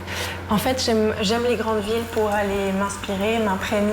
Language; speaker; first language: French; non-native, fluent; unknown